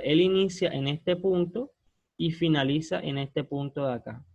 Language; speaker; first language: Spanish; native; Spanish